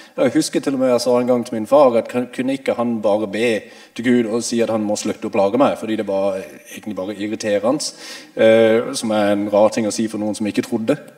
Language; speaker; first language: Norwegian; non-native, fluent; English